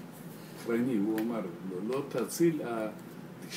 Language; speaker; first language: Hebrew; non-native, learner; Russian